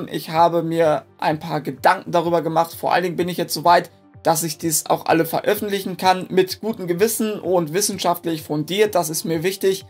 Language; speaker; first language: German; native; German